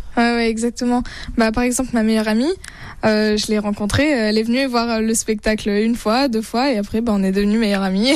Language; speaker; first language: French; native; French